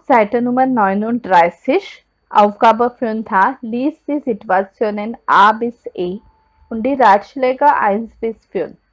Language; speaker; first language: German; non-native, learner; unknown